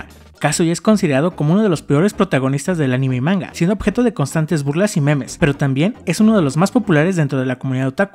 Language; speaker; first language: Spanish; native; Spanish